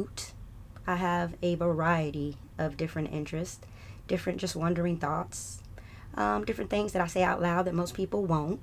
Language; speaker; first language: English; native; English